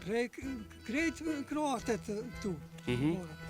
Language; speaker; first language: Albanian; non-native, local second language; Croatian